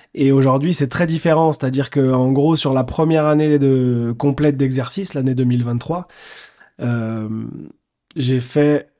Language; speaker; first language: French; native; French